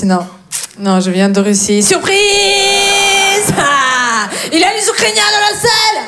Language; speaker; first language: French; non-native, fluent; Russian